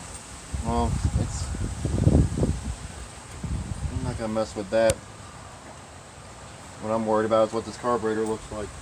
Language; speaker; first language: English; native; English